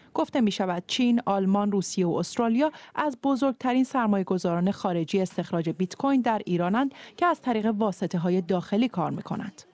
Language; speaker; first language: Persian; native; Persian